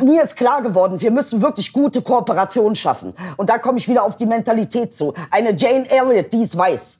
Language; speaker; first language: German; early bilingual, other home language; Turkish